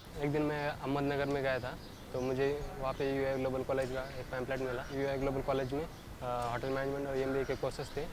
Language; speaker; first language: Hindi; non-native, local second language; Marathi